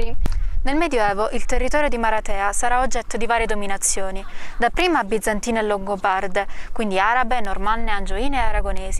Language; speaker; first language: Italian; native; Italian